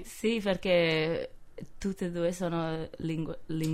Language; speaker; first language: Italian; non-native, fluent; English